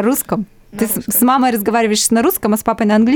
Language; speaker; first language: Russian; native; Russian